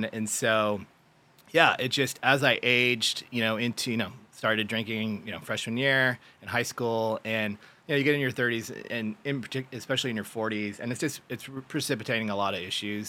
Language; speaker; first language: English; native; English